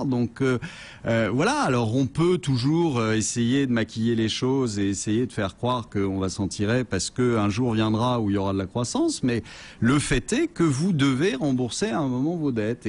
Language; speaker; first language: French; native; French